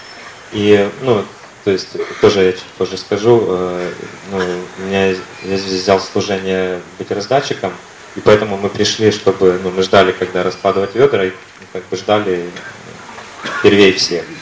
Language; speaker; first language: Russian; native; Russian